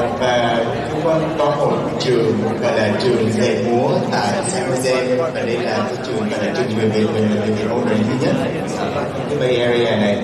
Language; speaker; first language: Vietnamese; early bilingual, heritage; Vietnamese